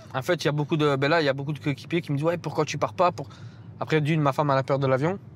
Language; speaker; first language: French; native; French